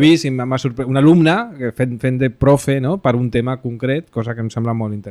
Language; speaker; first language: Catalan; native; Catalan